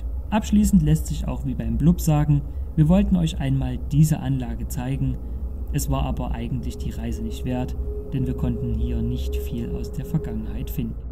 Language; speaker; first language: German; native; German